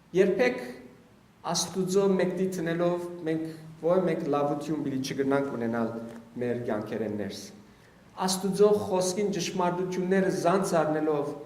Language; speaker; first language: Armenian; early bilingual, heritage; Armenian